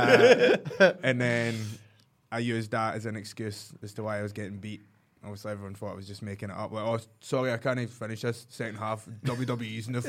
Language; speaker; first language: English; native; English